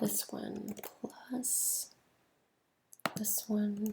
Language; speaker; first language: English; native; English